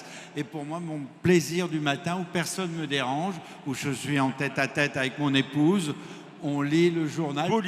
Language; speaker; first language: French; native; French